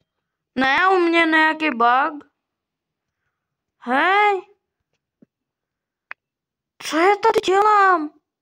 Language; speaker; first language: Czech; early bilingual, other home language; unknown